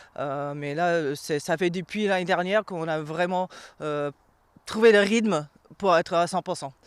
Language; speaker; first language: French; non-native, fluent; English